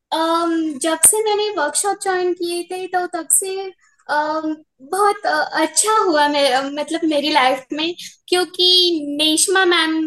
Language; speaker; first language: Hindi; non-native, local second language; Marathi